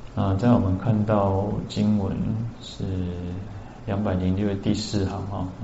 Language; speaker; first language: Chinese; native; Chinese